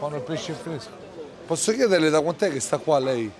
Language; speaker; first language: Italian; native; Italian